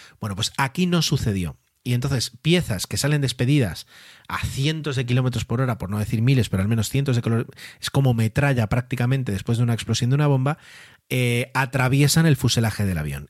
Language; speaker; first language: Spanish; native; Spanish